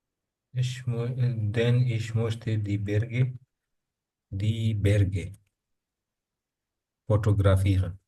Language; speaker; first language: German; non-native, learner; Urdu